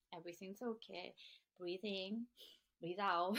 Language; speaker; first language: English; non-native, fluent; Japanese